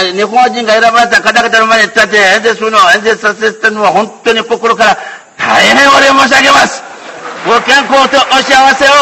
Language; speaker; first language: Japanese; non-native, fluent; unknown